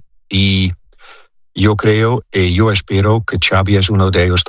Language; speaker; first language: Spanish; non-native, fluent; Dutch